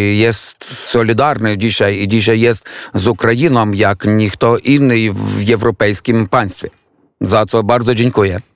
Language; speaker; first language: Polish; non-native, fluent; Ukrainian